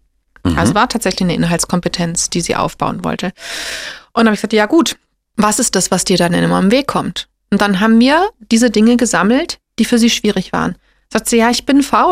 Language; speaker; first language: German; native; German